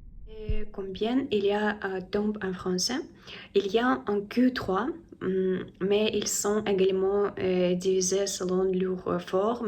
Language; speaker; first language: French; non-native, learner; Russian